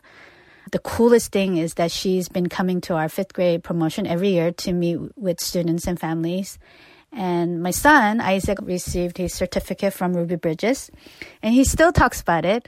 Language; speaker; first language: English; non-native, fluent; Korean